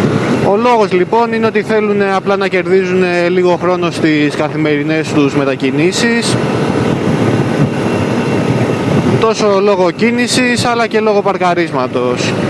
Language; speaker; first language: Greek; native; Greek